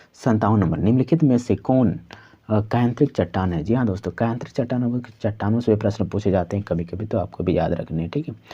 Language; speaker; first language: Hindi; non-native, local second language; Santali